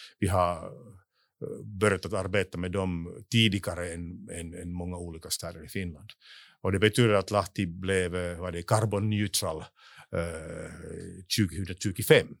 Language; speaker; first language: Swedish; non-native, local second language; Finnish